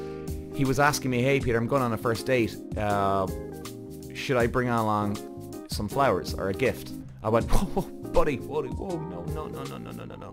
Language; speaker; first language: English; native; English